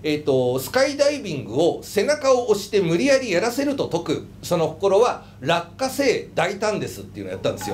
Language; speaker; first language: Japanese; native; Japanese